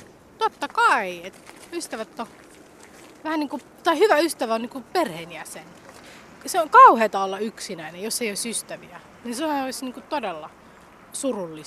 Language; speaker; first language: Finnish; early bilingual, other home language; Somali